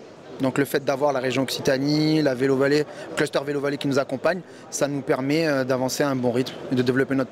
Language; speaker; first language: French; native; French